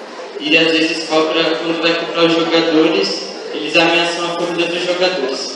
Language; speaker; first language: Portuguese; native; Portuguese